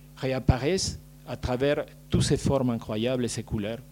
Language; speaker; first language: French; non-native, fluent; Spanish